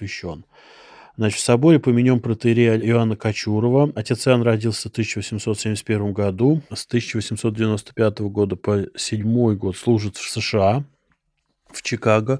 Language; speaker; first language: Russian; native; Russian